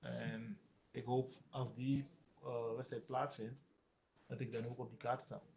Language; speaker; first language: Dutch; non-native, local second language; Sranan Tongo